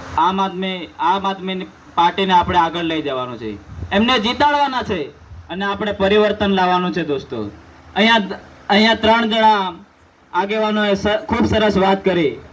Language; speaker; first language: Gujarati; non-native, local second language; Rathawi